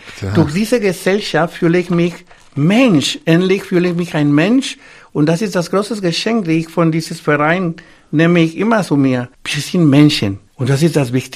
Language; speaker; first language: German; non-native, fluent; Spanish